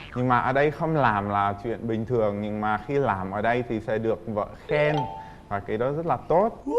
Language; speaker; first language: Vietnamese; non-native, fluent; Czech